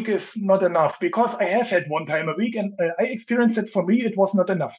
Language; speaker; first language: English; non-native, fluent; German